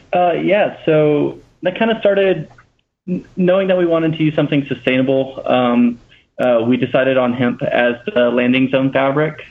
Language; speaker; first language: English; native; English